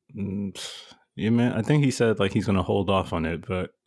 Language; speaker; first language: English; early bilingual, other home language; Spanish